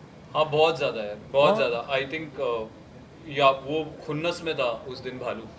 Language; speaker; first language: Hindi; native; Hindi